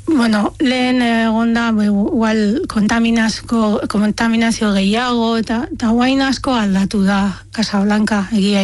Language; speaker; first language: Basque; non-native, fluent; Arabic